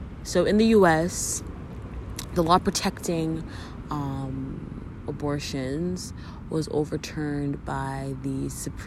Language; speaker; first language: English; native; English